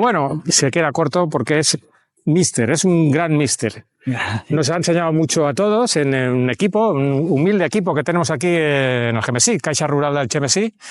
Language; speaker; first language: Spanish; native; Spanish